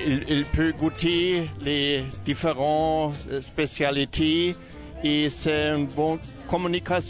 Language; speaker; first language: French; non-native, learner; German